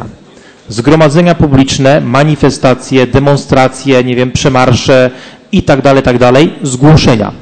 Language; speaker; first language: Polish; native; Polish